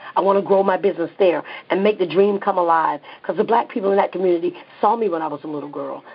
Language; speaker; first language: English; native; English